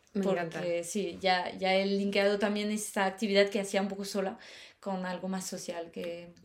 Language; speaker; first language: Spanish; non-native, fluent; French